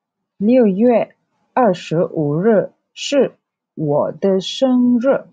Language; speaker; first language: Chinese; non-native, local second language; Malay